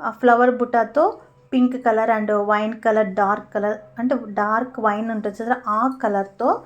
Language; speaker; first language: Telugu; native; Telugu